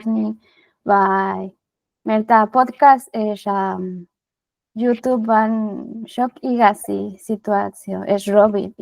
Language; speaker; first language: Hungarian; non-native, learner; Spanish